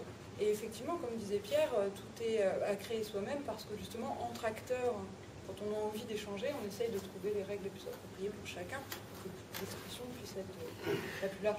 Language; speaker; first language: French; native; French